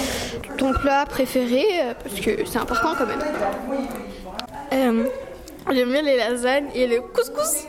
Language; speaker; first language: French; early bilingual, other home language; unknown